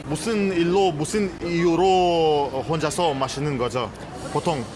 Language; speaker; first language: Korean; non-native, learner; Russian